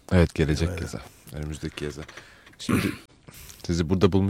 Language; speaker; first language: Turkish; native; Turkish